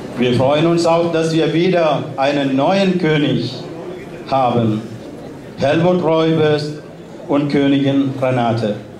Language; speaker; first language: German; non-native, fluent; Malayalam